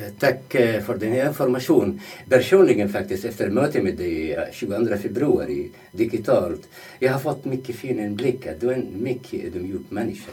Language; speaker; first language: Swedish; non-native, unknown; Arabic